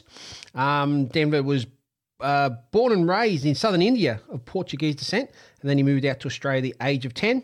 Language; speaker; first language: English; non-native, local second language; Italian